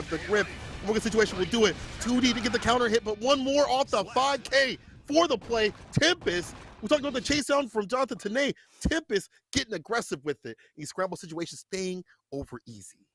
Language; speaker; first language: English; native; English